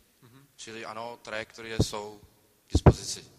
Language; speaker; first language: Czech; native; Czech